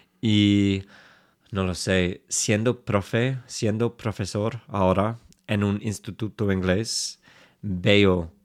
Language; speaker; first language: Spanish; non-native, fluent; English